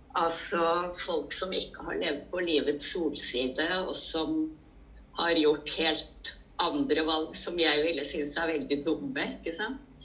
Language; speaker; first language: Norwegian; native; Norwegian